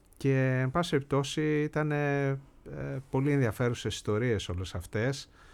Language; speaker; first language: Greek; native; Greek